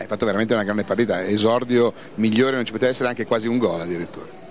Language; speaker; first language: Italian; native; Italian